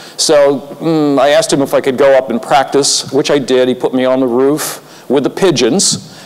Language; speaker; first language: English; native; English